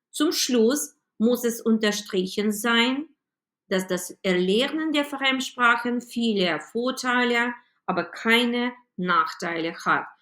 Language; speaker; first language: German; non-native, fluent; Ukrainian